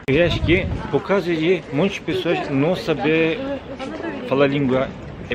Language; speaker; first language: Portuguese; non-native, learner; Turkish